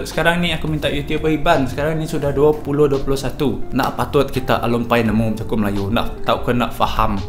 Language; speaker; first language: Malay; non-native, local second language; Iban